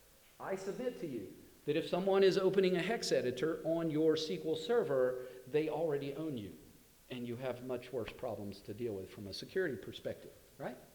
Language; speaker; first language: English; native; English